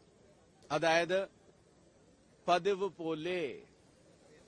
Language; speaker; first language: Malayalam; non-native, fluent; Hindi